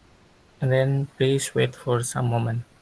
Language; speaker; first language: English; non-native, learner; Sundanese